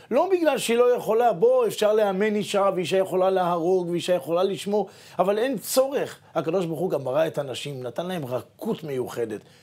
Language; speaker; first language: Hebrew; native; Hebrew